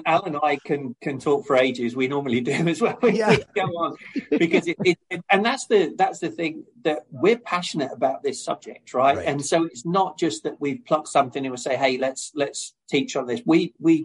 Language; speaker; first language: English; native; English